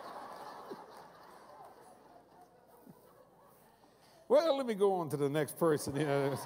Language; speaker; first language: English; native; English